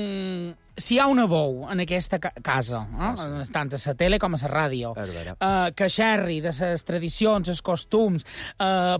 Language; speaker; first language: Catalan; native; Catalan